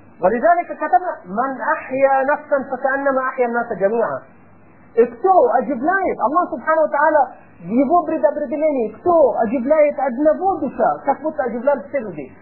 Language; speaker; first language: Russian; non-native, fluent; Arabic